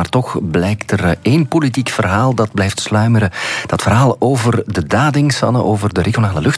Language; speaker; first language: Dutch; native; Dutch